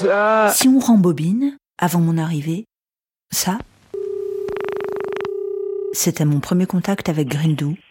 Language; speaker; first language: French; native; French